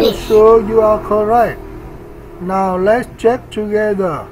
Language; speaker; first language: English; non-native, learner; Vietnamese